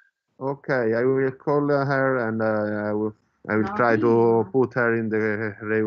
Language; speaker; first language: English; non-native, fluent; Italian